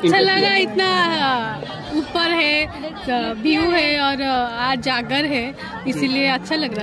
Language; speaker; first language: Hindi; non-native, local second language; Odia